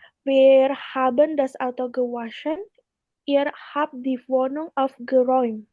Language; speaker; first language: German; non-native, learner; Indonesian